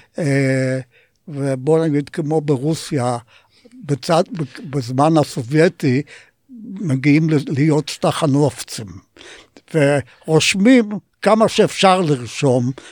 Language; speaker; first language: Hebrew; non-native, fluent; Polish